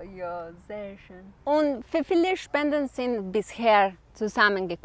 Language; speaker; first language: German; non-native, fluent; Spanish